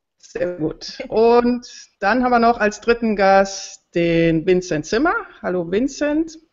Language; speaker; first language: German; native; German